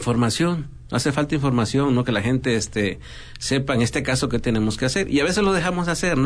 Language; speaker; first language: Spanish; native; Spanish